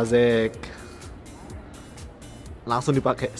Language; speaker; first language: Indonesian; native; Indonesian